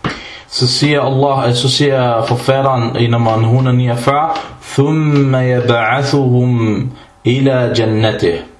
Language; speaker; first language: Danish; early bilingual, other home language; Arabic